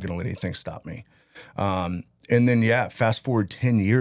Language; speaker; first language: English; native; English